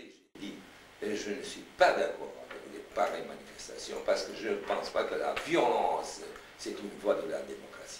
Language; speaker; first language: French; non-native, fluent; Romanian